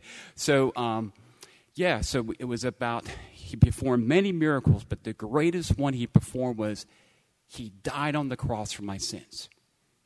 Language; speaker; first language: English; native; English